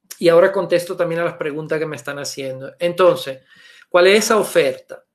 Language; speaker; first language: Spanish; non-native, fluent; Italian